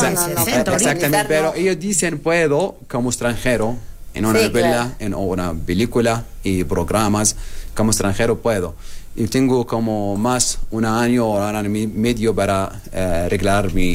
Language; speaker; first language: Spanish; non-native, learner; Arabic